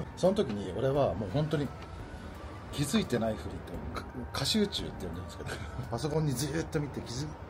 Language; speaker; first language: Japanese; native; Japanese